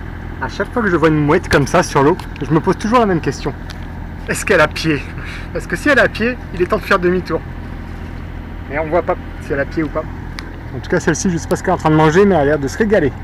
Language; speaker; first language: French; native; French